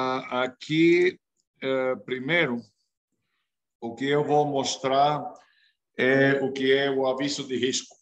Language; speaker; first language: Portuguese; non-native, fluent; Spanish